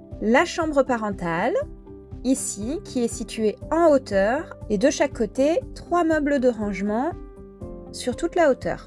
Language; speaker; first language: French; native; French